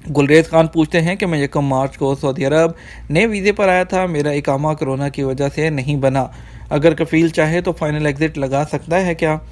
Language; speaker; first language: Urdu; native; Urdu